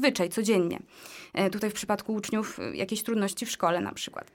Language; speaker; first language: Polish; native; Polish